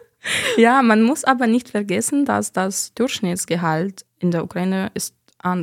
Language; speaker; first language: German; non-native, fluent; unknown